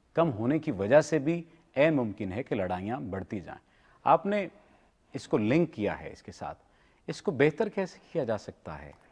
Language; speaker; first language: Urdu; native; Urdu